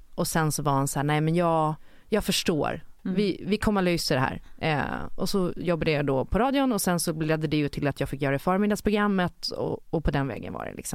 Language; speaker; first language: Swedish; native; Swedish